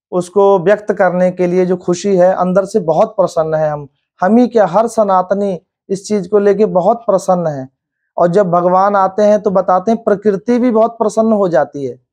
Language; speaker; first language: Hindi; native; Hindi